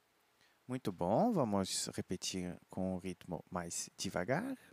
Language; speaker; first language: Portuguese; non-native, fluent; French